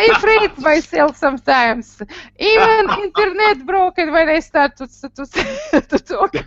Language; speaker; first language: English; non-native, learner; Russian